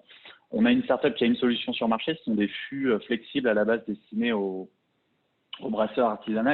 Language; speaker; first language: French; native; French